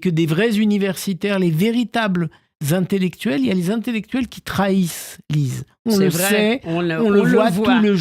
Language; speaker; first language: French; native; French